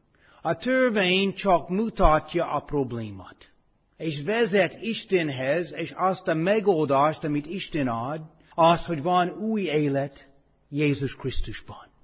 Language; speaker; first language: Hungarian; non-native, fluent; English